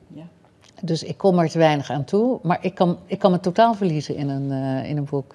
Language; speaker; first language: Dutch; native; Dutch